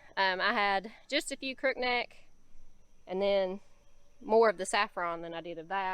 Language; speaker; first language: English; native; English